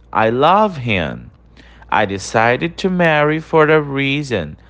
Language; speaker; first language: English; non-native, fluent; Portuguese